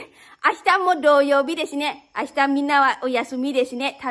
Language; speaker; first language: Japanese; non-native, learner; Lao